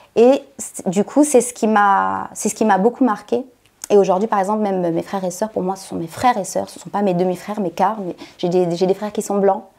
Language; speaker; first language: French; native; French